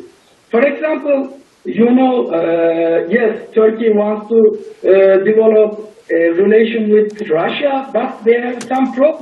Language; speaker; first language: English; non-native, learner; Turkish